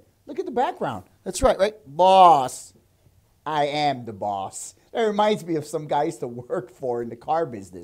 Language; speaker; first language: English; native; English